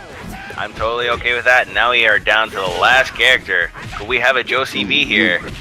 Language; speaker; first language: English; native; English